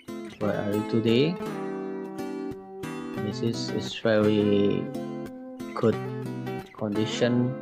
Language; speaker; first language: English; non-native, learner; Indonesian